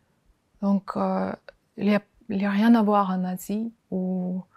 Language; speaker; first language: French; non-native, fluent; Ukrainian